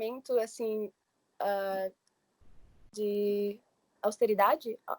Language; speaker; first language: Portuguese; early bilingual, heritage; English